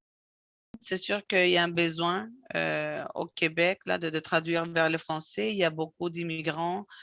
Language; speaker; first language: French; non-native, fluent; Spanish